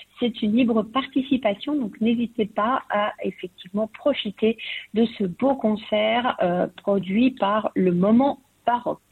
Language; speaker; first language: French; native; French